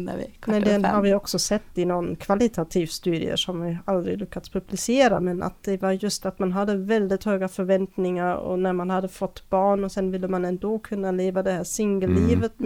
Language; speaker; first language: Swedish; non-native, fluent; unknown